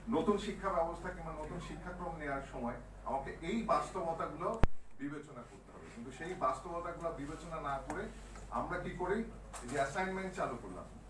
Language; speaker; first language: Bangla; native; Bangla